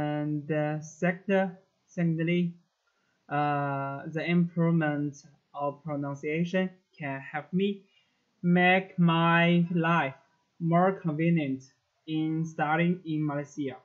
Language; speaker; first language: English; non-native, learner; Chinese